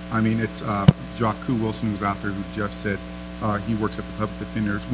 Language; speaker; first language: English; native; English